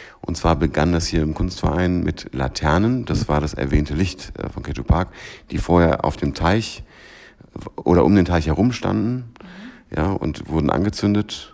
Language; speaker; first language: German; native; German